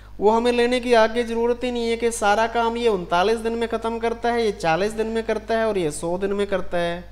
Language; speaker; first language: Hindi; non-native, local second language; Punjabi